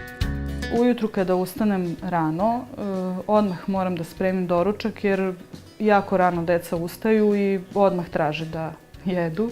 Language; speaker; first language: Serbian; native; Serbian